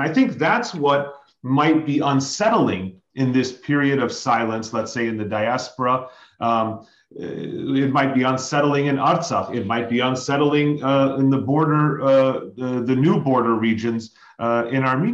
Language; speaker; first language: English; native; English